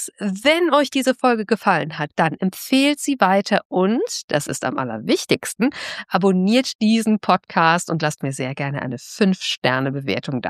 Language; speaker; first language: German; native; German